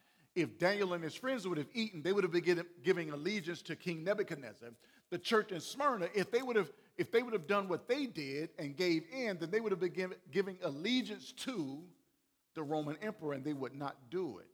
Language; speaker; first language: English; native; English